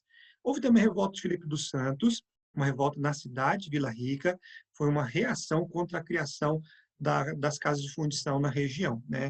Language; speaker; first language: Portuguese; native; Portuguese